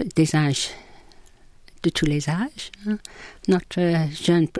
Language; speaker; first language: French; non-native, fluent; English